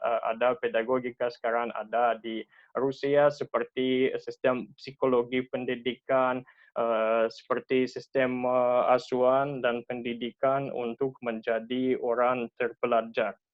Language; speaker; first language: Indonesian; non-native, learner; Russian